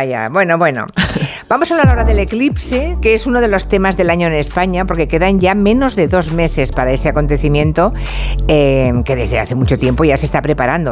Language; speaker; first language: Spanish; native; Spanish